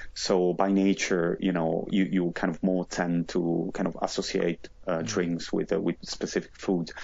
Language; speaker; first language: English; non-native, fluent; Italian